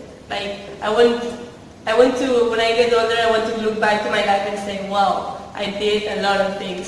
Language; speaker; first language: English; non-native, fluent; Spanish